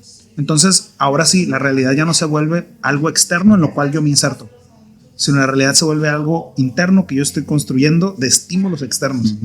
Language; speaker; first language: Spanish; native; Spanish